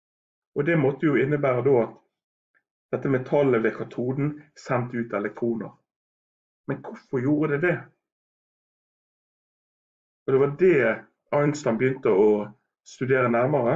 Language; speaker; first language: Norwegian; native; Norwegian